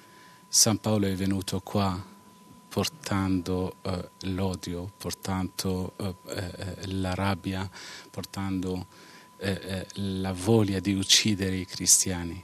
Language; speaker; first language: Italian; non-native, fluent; Arabic